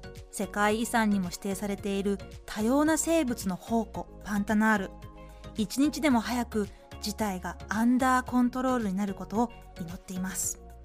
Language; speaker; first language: Japanese; native; Japanese